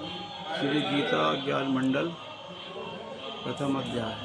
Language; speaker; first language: Hindi; native; Hindi